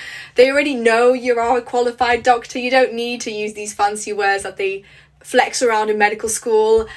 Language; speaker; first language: English; early bilingual, other home language; Polish